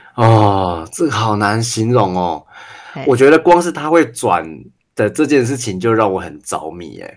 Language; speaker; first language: Chinese; native; Chinese